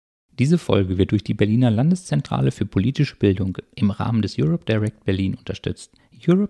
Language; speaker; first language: German; native; German